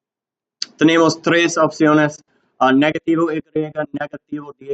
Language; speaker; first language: Spanish; non-native, learner; English